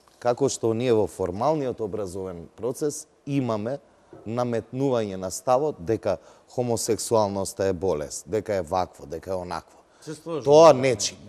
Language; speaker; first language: Macedonian; non-native, local second language; Albanian